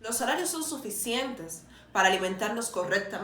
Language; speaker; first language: Spanish; native; Spanish